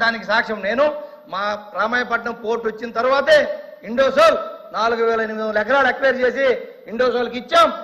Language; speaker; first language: Telugu; native; Telugu